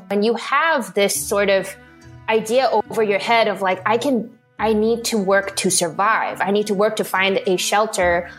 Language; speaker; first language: English; non-native, local second language; Cantonese